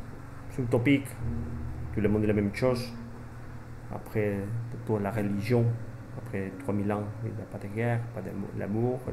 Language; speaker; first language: French; non-native, fluent; Spanish